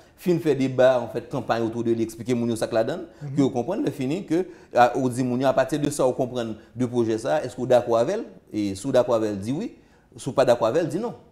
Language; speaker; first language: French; non-native, local second language; Haitian Creole